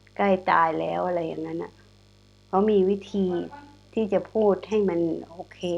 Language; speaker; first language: Thai; non-native, local second language; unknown